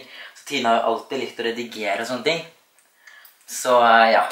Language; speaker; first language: Norwegian; native; Norwegian